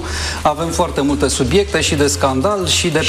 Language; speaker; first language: Romanian; native; Romanian